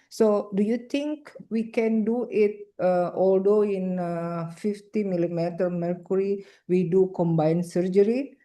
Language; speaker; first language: English; non-native, fluent; Indonesian